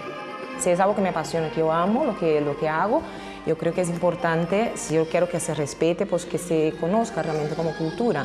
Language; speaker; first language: Spanish; non-native, fluent; Portuguese